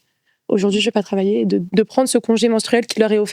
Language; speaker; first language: French; native; French